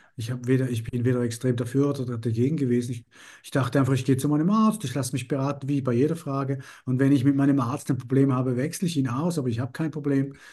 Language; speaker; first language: German; early bilingual, other home language; Spanish